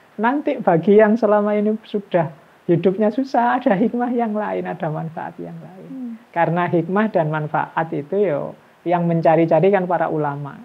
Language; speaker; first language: Indonesian; non-native, local second language; Javanese